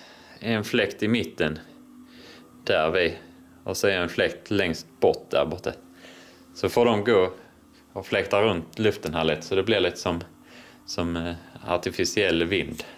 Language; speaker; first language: Swedish; native; Swedish